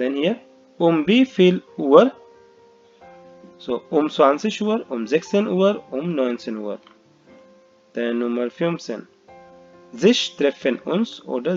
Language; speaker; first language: German; non-native, fluent; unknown